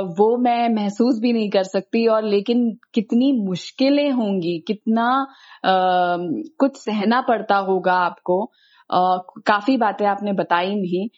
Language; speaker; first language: Hindi; native; Hindi